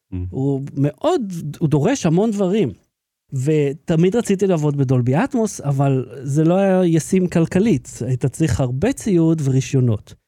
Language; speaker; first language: Hebrew; native; Hebrew